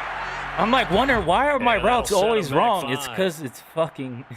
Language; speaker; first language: English; native; English